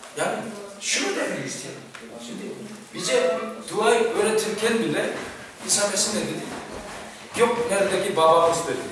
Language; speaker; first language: Turkish; non-native, fluent; Korean